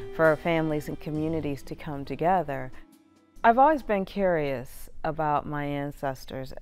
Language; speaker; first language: English; native; English